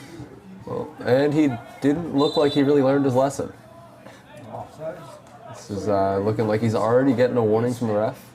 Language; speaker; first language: English; native; English